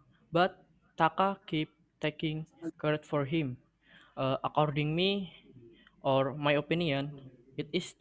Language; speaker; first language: English; non-native, learner; Indonesian